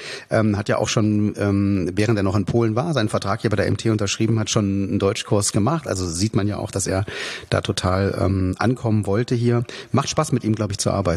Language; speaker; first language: German; native; German